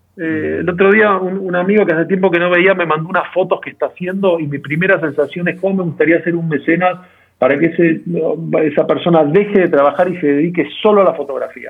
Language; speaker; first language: Spanish; native; Spanish